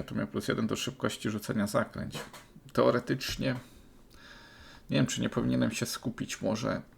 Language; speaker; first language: Polish; native; Polish